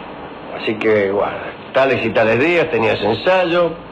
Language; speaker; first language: Spanish; native; Spanish